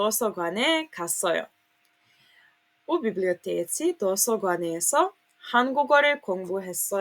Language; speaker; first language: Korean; non-native, fluent; Serbian